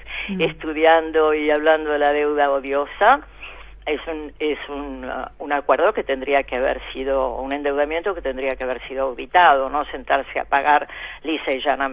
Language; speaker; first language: Spanish; native; Spanish